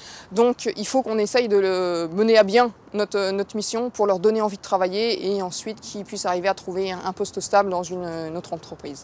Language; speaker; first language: French; native; French